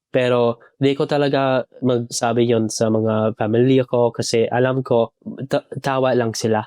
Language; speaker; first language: Filipino; non-native, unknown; English